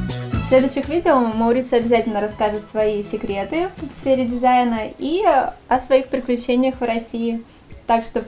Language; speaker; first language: Russian; native; Russian